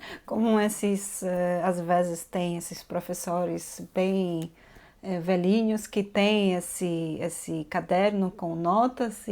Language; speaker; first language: Portuguese; non-native, learner; Polish